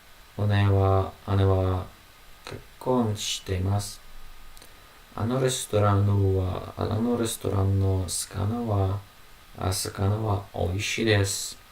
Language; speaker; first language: Japanese; non-native, learner; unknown